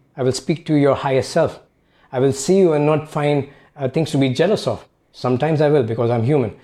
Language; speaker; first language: English; non-native, local second language; Hindi